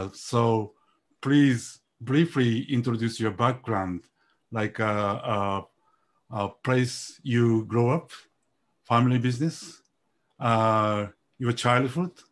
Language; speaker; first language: English; non-native, fluent; Japanese